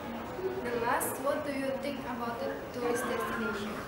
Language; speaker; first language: English; non-native, learner; Indonesian